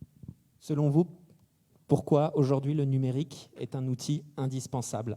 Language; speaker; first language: French; native; French